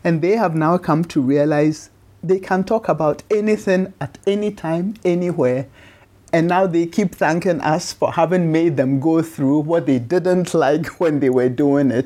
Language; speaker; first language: English; non-native, local second language; Akan